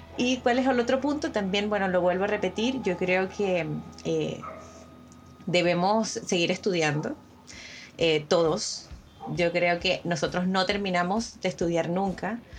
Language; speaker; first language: Spanish; native; Spanish